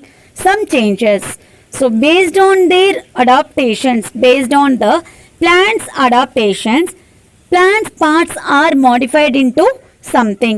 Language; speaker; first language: English; non-native, local second language; Tamil